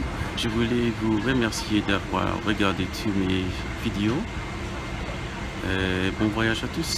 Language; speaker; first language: French; non-native, learner; English